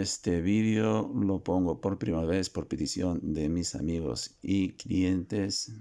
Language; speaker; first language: Spanish; non-native, fluent; Arabic